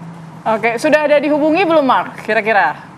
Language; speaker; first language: Indonesian; native; Indonesian